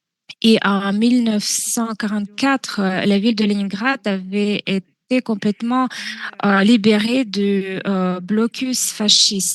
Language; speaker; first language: French; non-native, fluent; Russian